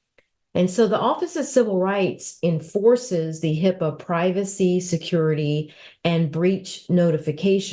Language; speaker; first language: English; native; English